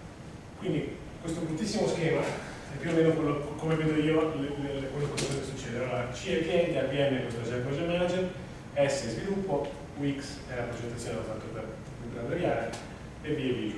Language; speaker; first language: Italian; native; Italian